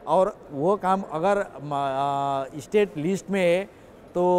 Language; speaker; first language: Hindi; non-native, local second language; Nepali